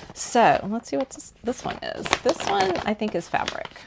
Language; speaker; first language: English; native; English